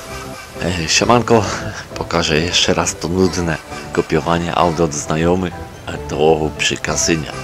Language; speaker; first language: Polish; native; Polish